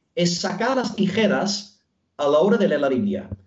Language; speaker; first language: Spanish; non-native, fluent; English